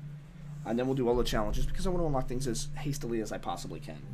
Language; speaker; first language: English; native; English